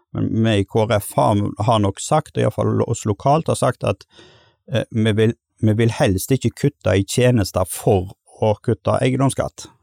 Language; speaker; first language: Norwegian; native; Norwegian